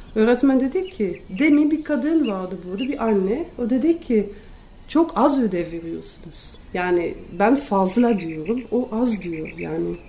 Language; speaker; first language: Turkish; non-native, fluent; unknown